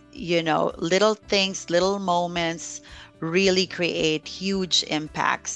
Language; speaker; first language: English; non-native, local second language; Filipino